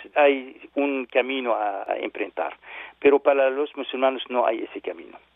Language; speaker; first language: Spanish; non-native, learner; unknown